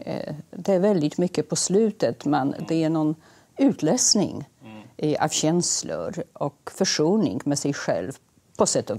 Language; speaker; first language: Swedish; non-native, fluent; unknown